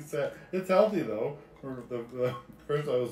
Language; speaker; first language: English; native; English